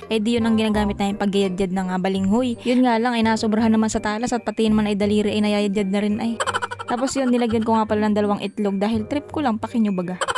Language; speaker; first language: Filipino; native; Filipino